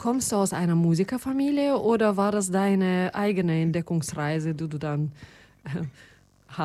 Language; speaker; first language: German; non-native, fluent; Russian